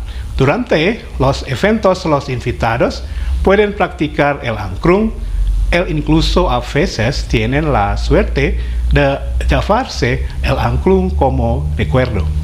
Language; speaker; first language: Spanish; non-native, fluent; Indonesian